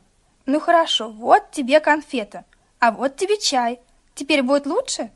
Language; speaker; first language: Russian; native; Russian